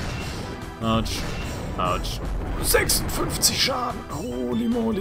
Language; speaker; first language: German; native; German